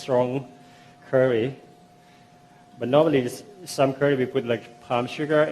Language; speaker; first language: English; non-native, fluent; Thai